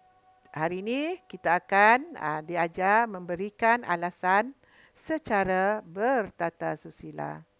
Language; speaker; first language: Malay; native; Malay